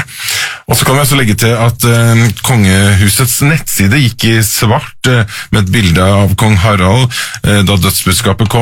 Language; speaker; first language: Norwegian; native; Norwegian